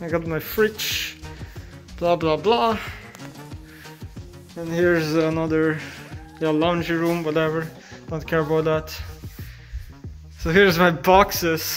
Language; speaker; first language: English; non-native, fluent; Slovenian